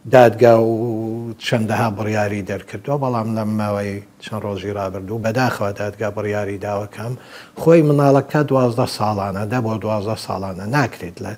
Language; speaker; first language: Central Kurdish; non-native, local second language; Assyrian Neo-Aramaic